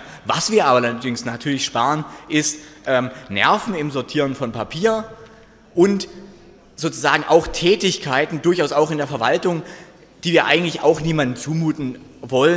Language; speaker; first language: German; native; German